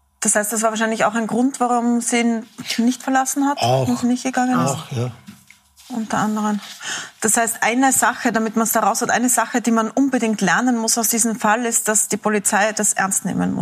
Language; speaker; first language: German; native; German